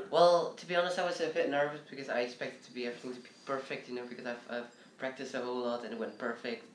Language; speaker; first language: English; early bilingual, other home language; Indonesian